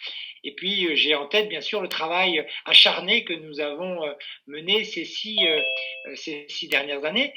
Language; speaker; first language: French; native; French